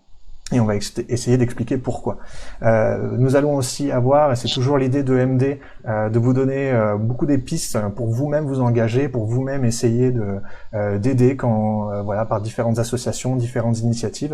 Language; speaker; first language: French; native; French